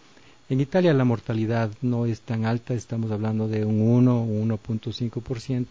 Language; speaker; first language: Spanish; native; Spanish